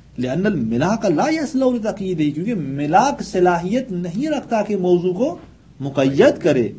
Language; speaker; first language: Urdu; native; Urdu